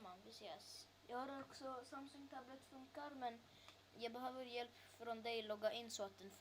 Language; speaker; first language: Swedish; early bilingual, other home language; Turkish